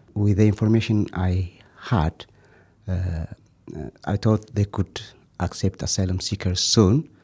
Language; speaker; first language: English; non-native, fluent; Amharic